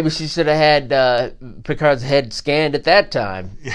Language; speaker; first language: English; native; English